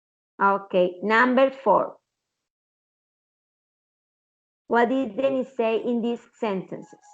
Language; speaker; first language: English; non-native, learner; Spanish